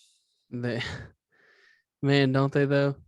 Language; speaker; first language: English; native; English